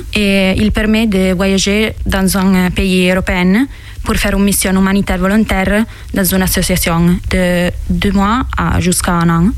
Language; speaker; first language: French; non-native, fluent; Italian